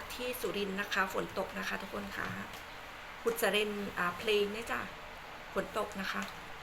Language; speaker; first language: Thai; non-native, local second language; Khmer